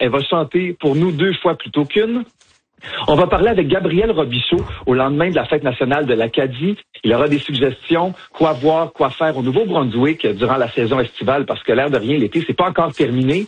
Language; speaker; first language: French; native; French